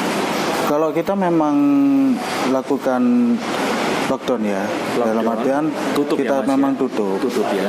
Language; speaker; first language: Indonesian; non-native, local second language; Javanese